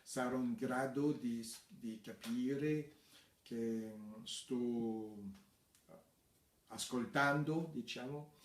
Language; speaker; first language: Italian; non-native, fluent; French